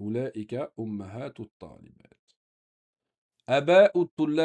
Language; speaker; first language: Arabic; non-native, fluent; French